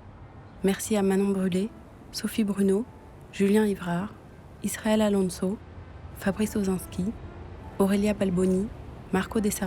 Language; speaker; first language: French; native; French